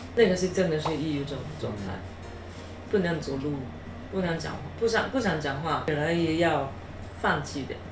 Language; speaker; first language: Chinese; non-native, fluent; Japanese